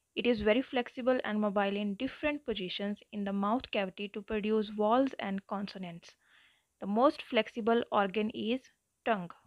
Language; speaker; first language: English; non-native, local second language; Punjabi